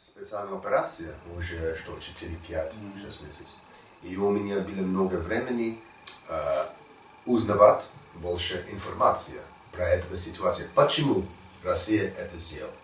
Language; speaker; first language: Russian; non-native, learner; English